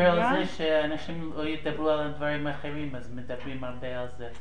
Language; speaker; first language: Hebrew; non-native, fluent; English